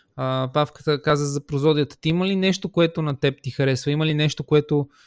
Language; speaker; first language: Bulgarian; native; Bulgarian